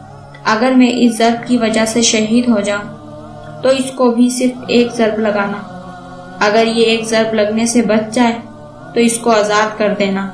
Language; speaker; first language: Urdu; native; Urdu